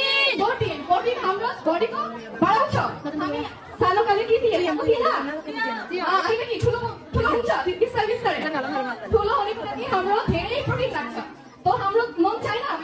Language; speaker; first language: Nepali; non-native, learner; Bangla